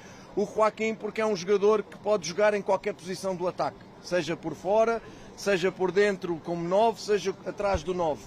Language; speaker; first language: Portuguese; native; Portuguese